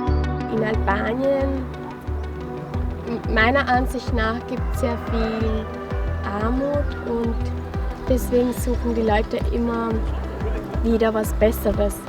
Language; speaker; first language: German; non-native, fluent; Albanian